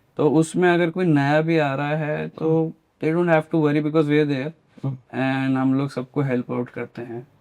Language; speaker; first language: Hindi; native; Hindi